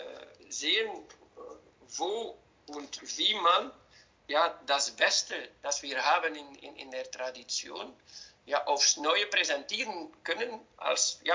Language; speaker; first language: German; non-native, fluent; Dutch